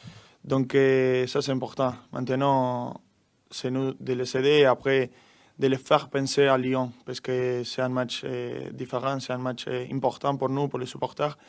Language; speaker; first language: French; non-native, learner; Spanish